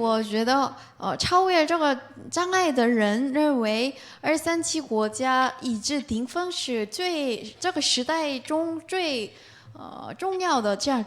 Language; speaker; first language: Chinese; non-native, fluent; Korean